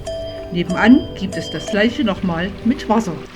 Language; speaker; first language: German; native; German